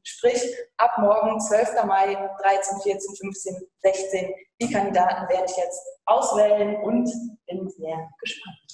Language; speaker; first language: German; native; German